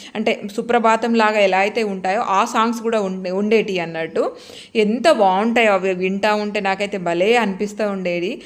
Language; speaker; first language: Telugu; non-native, local second language; Lambadi